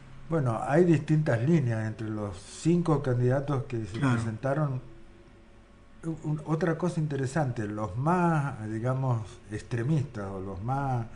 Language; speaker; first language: Spanish; native; Spanish